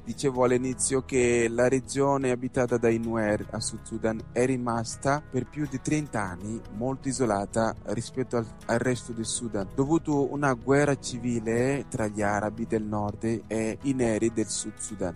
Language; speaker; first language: Italian; non-native, fluent; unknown